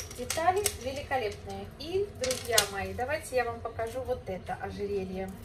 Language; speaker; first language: Russian; native; Russian